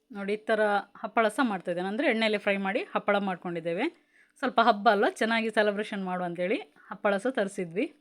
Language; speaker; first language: Kannada; non-native, local second language; Tulu